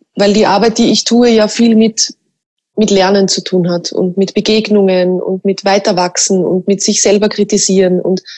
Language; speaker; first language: German; native; German